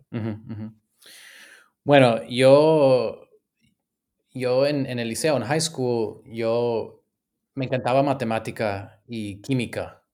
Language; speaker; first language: Spanish; early bilingual, heritage; Spanish